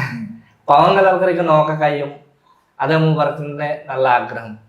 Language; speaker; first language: Malayalam; non-native, local second language; Bangla